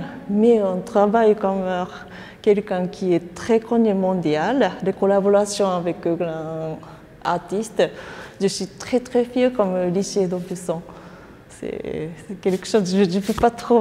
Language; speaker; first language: French; non-native, fluent; Japanese